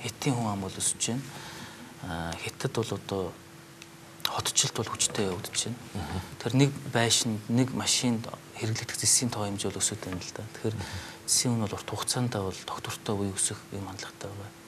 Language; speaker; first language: Mongolian; native; Mongolian